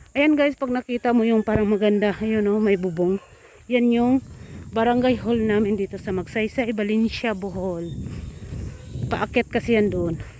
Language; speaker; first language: Filipino; non-native, local second language; Cebuano